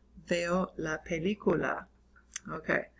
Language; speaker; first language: Spanish; non-native, fluent; English